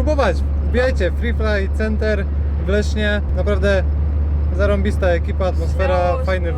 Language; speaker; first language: Polish; native; Polish